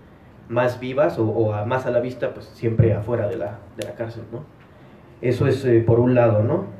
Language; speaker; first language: Spanish; native; Spanish